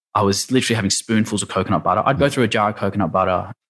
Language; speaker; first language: English; native; English